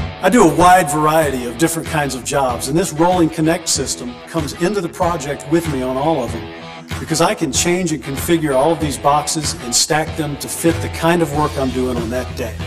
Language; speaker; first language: English; native; English